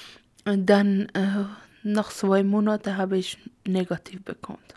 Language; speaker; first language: German; non-native, learner; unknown